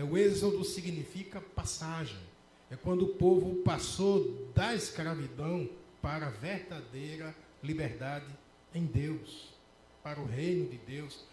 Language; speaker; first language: Portuguese; native; Portuguese